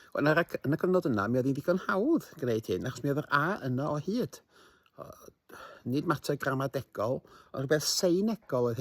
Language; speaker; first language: Welsh; native; Welsh